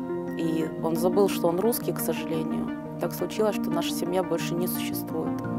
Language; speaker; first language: Russian; native; Russian